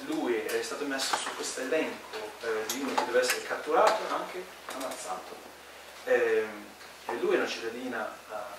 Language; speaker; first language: Italian; non-native, fluent; English